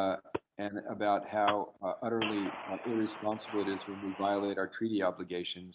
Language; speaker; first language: English; native; English